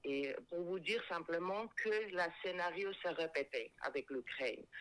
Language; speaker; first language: French; non-native, fluent; Georgian